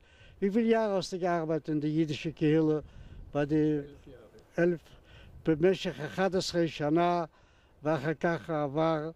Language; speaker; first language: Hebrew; non-native, fluent; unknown